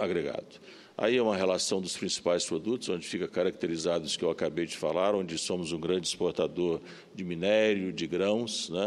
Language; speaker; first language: Portuguese; native; Portuguese